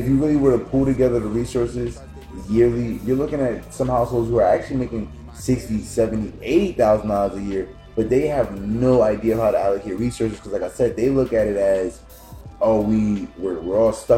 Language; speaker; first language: English; native; English